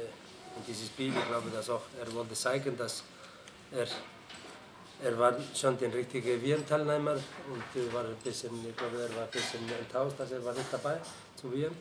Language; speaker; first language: German; non-native, fluent; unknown